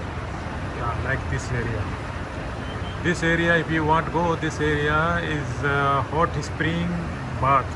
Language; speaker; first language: English; non-native, learner; Urdu